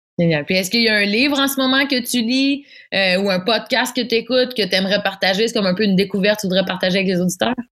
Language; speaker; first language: French; native; French